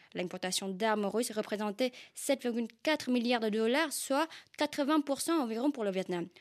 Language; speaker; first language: French; non-native, fluent; Vietnamese